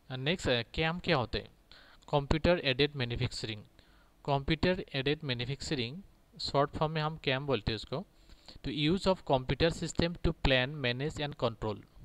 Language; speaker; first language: Hindi; native; Hindi